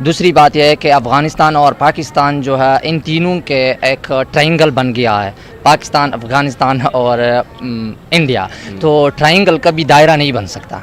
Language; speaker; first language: Hindi; non-native, local second language; Pashto